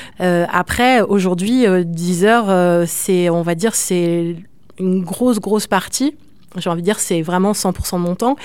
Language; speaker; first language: French; native; French